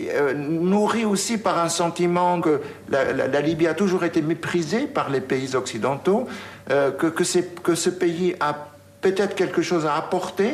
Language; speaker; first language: French; native; French